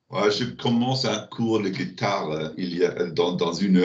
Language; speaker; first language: French; non-native, learner; German